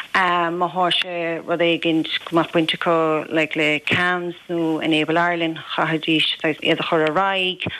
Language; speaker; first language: Irish; native; Irish